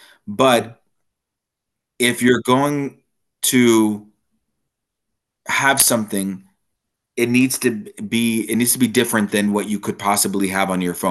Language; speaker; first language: English; native; English